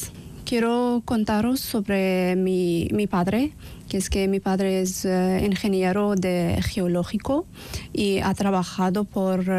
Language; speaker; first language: Spanish; non-native, learner; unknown